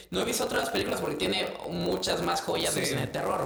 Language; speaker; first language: Spanish; native; Spanish